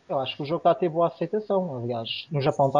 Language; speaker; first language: Portuguese; native; Portuguese